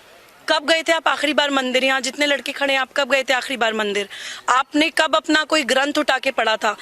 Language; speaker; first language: Hindi; native; Hindi